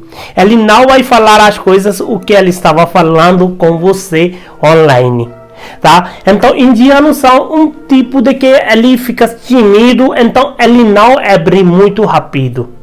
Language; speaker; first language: Portuguese; non-native, learner; Hindi